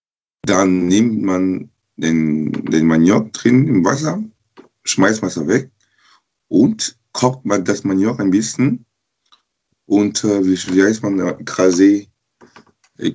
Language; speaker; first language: German; non-native, learner; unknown